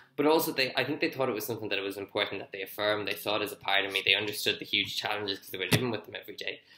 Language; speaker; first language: English; native; English